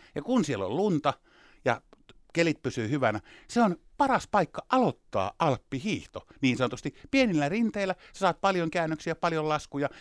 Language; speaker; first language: Finnish; native; Finnish